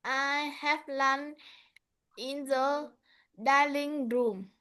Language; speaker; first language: English; non-native, learner; Vietnamese